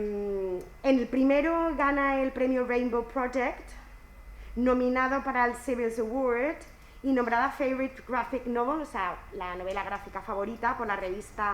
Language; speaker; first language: Spanish; native; Spanish